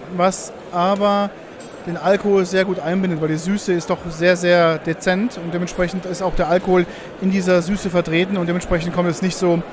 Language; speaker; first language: German; native; German